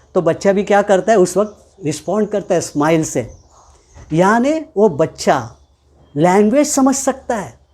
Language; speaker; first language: Hindi; non-native, local second language; Marathi